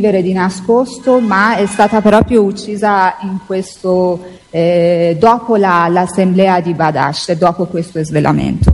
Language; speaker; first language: Italian; non-native, fluent; Persian